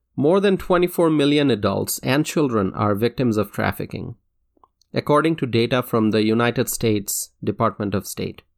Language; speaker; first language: English; non-native, local second language; Bangla